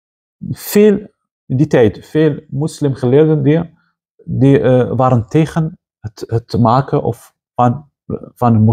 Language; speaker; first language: Dutch; non-native, fluent; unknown